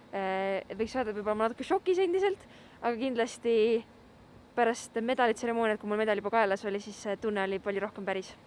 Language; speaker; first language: Estonian; native; Estonian